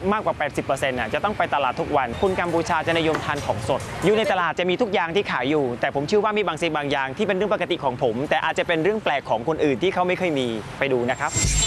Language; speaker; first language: Thai; non-native, fluent; Khmer